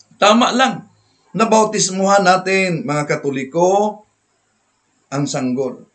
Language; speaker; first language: Filipino; non-native, local second language; Cebuano